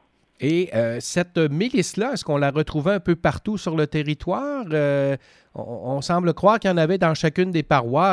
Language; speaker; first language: French; native; French